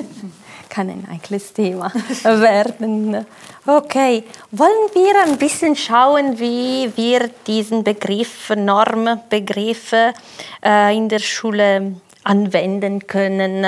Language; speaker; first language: German; non-native, fluent; French